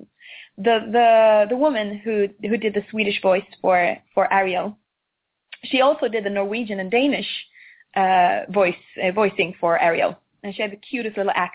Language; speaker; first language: English; non-native, fluent; Swedish